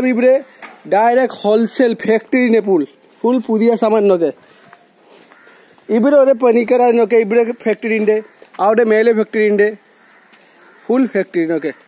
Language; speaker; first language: Malayalam; non-native, learner; Hindi